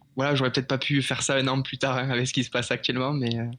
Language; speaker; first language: French; native; French